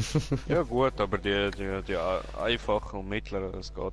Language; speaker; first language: German; native; German